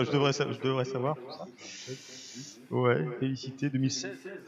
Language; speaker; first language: French; native; French